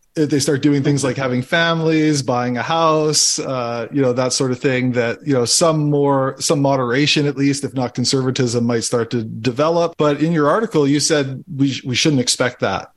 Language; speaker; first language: English; native; English